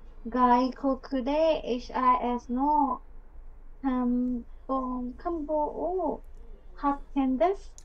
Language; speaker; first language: Japanese; non-native, learner; Burmese